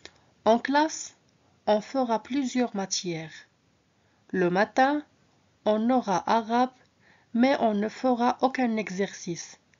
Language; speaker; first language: French; non-native, local second language; Arabic